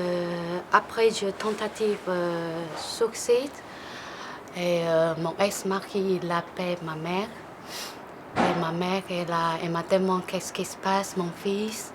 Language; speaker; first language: French; non-native, learner; Chinese